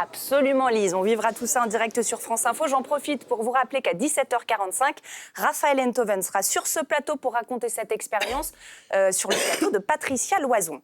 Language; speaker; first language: French; native; French